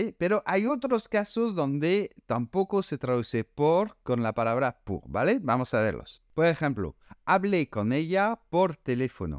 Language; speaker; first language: Spanish; non-native, fluent; French